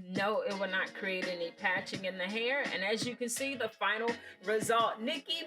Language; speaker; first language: English; native; English